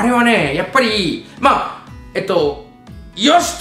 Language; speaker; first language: Japanese; native; Japanese